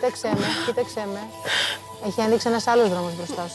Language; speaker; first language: Greek; native; Greek